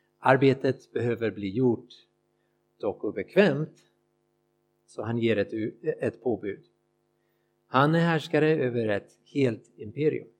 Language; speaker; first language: Swedish; non-native, fluent; English